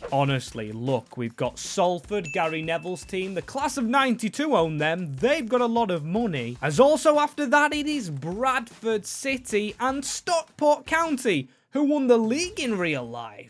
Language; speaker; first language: English; native; English